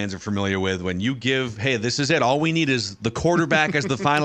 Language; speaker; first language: English; native; English